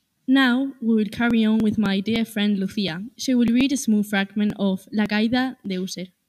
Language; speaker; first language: English; non-native, learner; Spanish